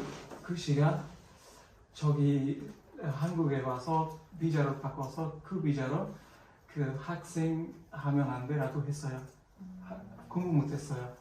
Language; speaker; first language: Korean; non-native, learner; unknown